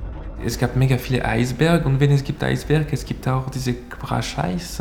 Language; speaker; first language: German; non-native, learner; French